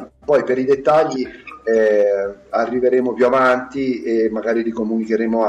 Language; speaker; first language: Italian; native; Italian